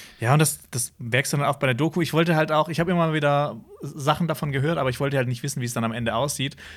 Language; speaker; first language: German; native; German